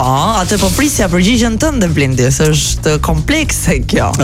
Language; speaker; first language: Albanian; native; Albanian